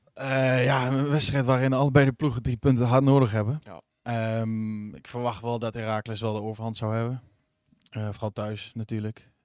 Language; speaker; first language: Dutch; native; Dutch